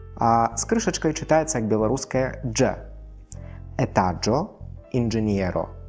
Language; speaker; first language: Belarusian; non-native, local second language; Russian